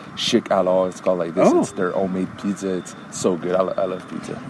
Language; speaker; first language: English; native; English